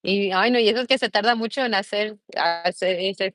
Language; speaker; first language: Spanish; early bilingual, heritage; Spanish